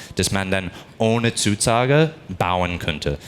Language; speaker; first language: German; non-native, fluent; English